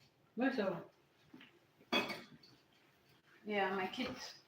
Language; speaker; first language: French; non-native, learner; English